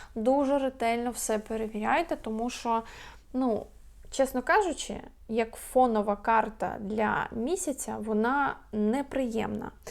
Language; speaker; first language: Ukrainian; non-native, local second language; Russian